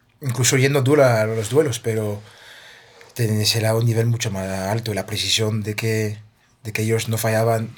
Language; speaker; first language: Spanish; non-native, fluent; French